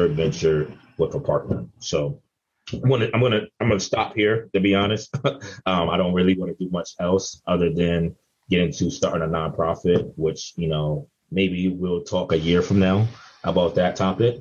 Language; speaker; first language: English; native; English